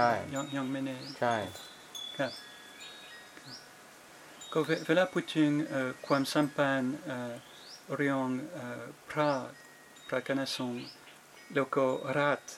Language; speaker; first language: Thai; non-native, fluent; French